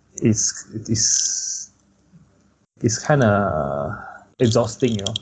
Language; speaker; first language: English; non-native, local second language; Chinese